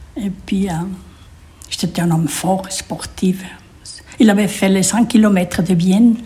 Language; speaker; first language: French; non-native, fluent; Spanish